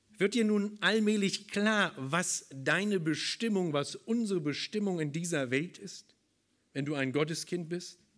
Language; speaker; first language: German; native; German